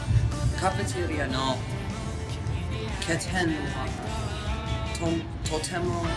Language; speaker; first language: Japanese; non-native, learner; English